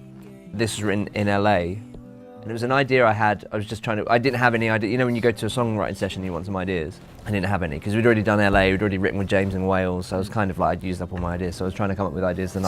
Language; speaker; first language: English; native; English